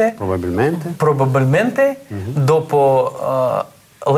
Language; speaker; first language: Italian; non-native, learner; Russian